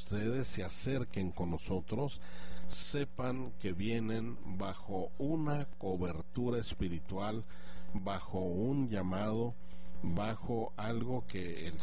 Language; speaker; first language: Spanish; native; Spanish